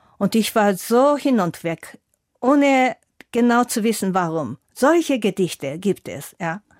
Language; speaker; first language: German; non-native, fluent; Japanese